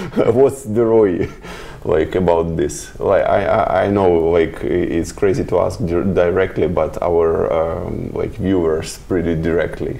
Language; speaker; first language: English; non-native, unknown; Russian